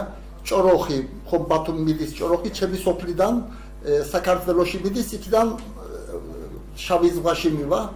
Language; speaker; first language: Georgian; early bilingual, heritage; Georgian